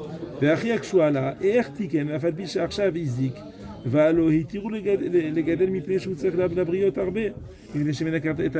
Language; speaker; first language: Hebrew; non-native, fluent; French